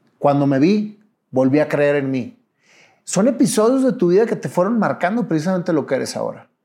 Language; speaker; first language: Spanish; native; Spanish